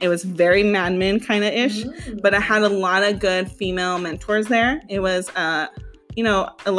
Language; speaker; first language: English; native; English